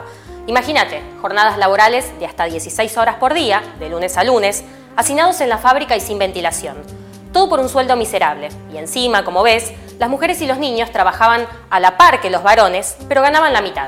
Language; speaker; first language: Spanish; native; Spanish